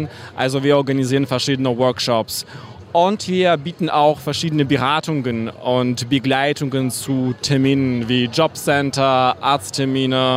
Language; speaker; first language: German; non-native, fluent; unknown